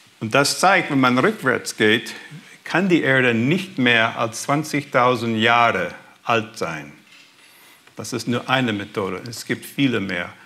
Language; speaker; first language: German; early bilingual, heritage; German